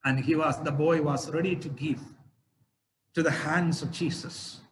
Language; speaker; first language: English; non-native, local second language; Malayalam